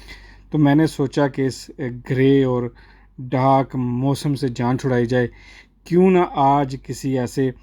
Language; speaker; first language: Urdu; native; Urdu